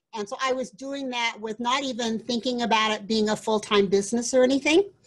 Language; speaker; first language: English; native; English